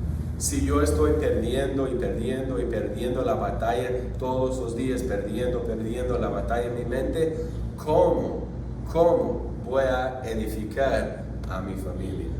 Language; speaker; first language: Spanish; non-native, fluent; English